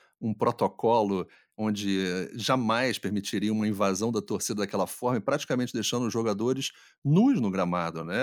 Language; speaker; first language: Portuguese; native; Portuguese